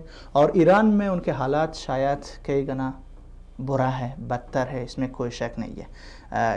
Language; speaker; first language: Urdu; non-native, fluent; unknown